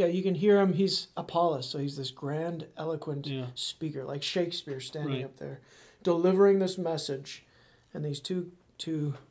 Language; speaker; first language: English; native; English